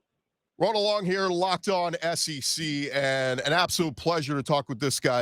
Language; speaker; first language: English; native; English